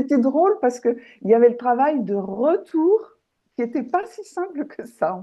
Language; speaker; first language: French; native; French